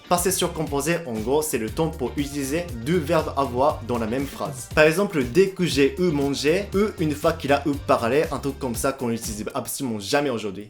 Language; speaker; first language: French; non-native, fluent; Japanese